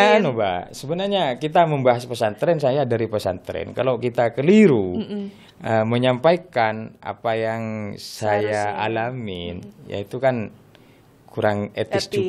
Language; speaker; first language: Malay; non-native, local second language; Madurese